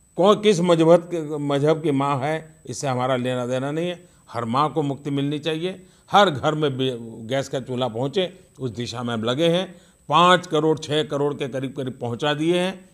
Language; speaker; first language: Hindi; non-native, local second language; Gujarati